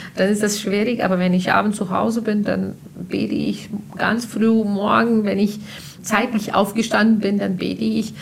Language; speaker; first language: German; non-native, fluent; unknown